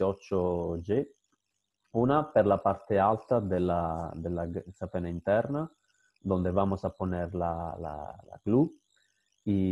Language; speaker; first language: Spanish; non-native, fluent; Italian